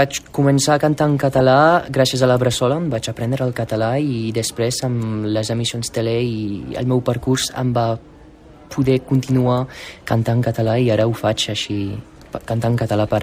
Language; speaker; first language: Catalan; non-native, local second language; French